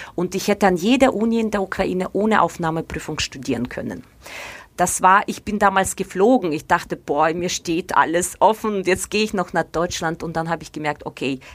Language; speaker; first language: German; non-native, fluent; Russian